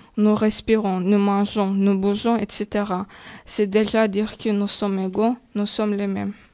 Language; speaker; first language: French; non-native, learner; Azerbaijani